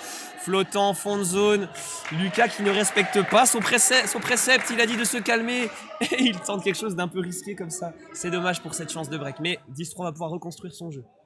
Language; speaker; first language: French; native; French